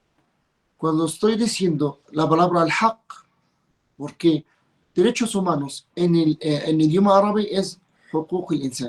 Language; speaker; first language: Spanish; non-native, fluent; Arabic